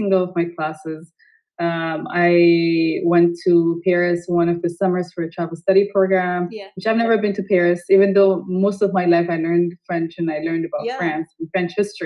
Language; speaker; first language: English; non-native, fluent; Amharic